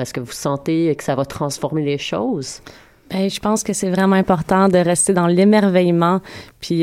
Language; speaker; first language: French; native; French